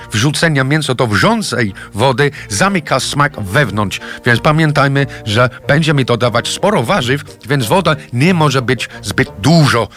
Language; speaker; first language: Polish; non-native, fluent; English